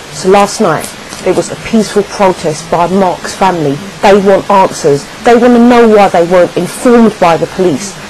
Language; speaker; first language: English; native; English